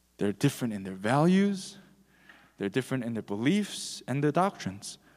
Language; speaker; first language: English; early bilingual, other home language; Korean